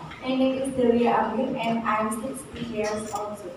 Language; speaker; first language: English; non-native, learner; Indonesian